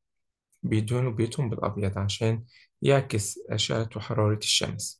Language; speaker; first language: Arabic; native; Arabic